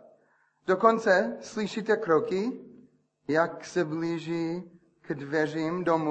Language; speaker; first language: Czech; non-native, fluent; English